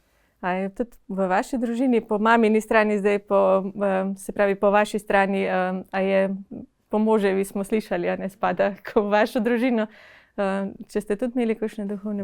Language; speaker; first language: Slovenian; native; Slovenian